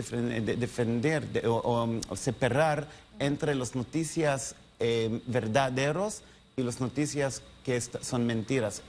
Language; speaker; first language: Spanish; non-native, learner; Hebrew